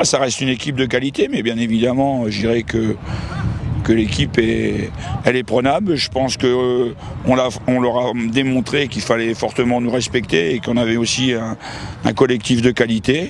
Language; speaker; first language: French; native; French